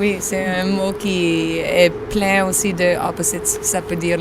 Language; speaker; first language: French; non-native, fluent; Italian